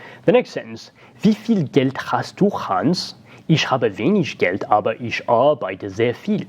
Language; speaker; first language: German; non-native, fluent; English